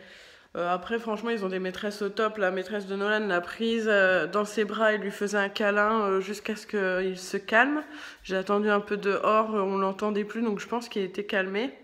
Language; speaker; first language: French; native; French